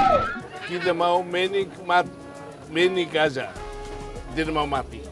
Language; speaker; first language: Indonesian; non-native, learner; Tetum